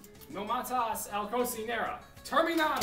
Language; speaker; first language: Spanish; non-native, learner; English